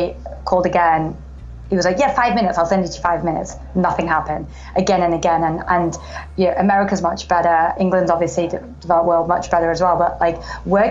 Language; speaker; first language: English; native; English